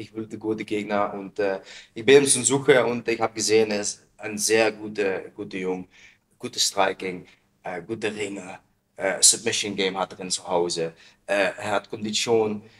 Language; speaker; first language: German; non-native, learner; Dutch